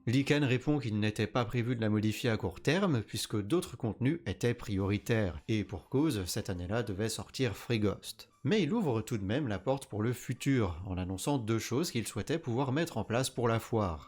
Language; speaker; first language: French; native; French